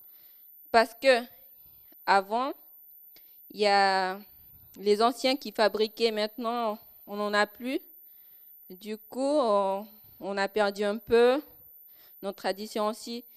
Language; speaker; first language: French; non-native, local second language; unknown